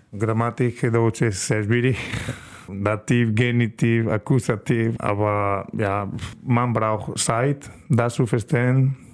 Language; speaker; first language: German; non-native, learner; Spanish